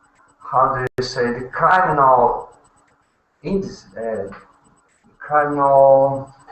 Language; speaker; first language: English; non-native, learner; Portuguese